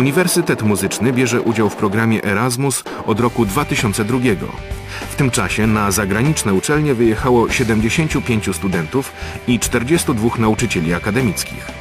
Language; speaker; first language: Polish; native; Polish